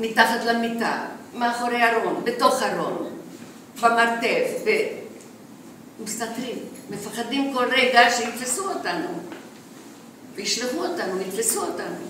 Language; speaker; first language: Hebrew; non-native, fluent; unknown